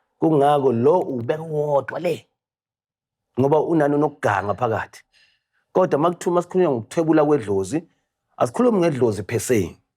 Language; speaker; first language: Zulu; native; Zulu